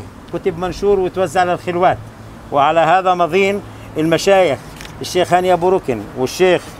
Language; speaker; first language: Arabic; native; Arabic